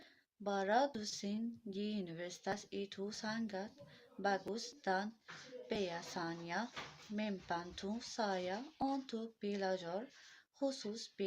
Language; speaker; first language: Indonesian; non-native, learner; Arabic